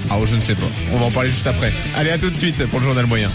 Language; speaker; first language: French; native; French